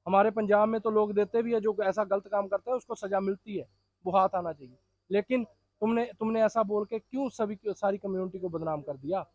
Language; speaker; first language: Hindi; non-native, local second language; Punjabi